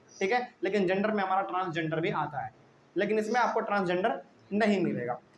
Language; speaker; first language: Hindi; native; Hindi